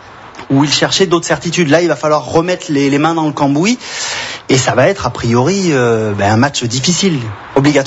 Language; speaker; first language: French; native; French